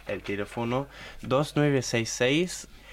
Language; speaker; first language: Spanish; non-native, fluent; German